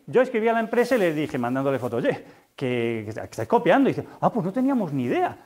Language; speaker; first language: Spanish; native; Spanish